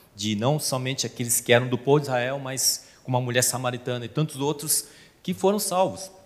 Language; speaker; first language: Portuguese; non-native, fluent; Korean